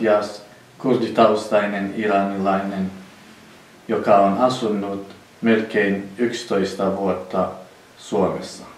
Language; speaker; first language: Finnish; non-native, fluent; Central Kurdish